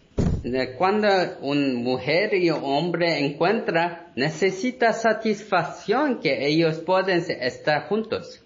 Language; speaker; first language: Spanish; non-native, learner; Korean